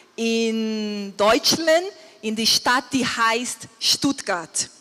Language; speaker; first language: German; non-native, learner; Portuguese